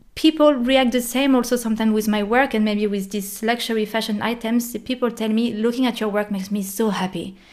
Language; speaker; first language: English; non-native, fluent; French